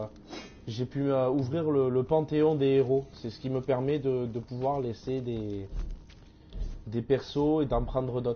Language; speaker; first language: French; native; French